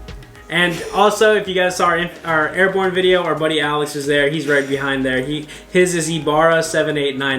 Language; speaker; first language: English; native; English